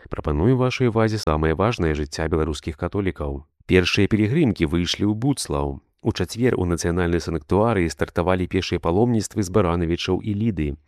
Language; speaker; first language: Belarusian; native; Belarusian